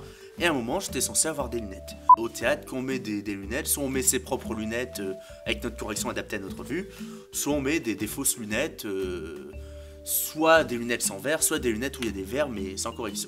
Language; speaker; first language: French; native; French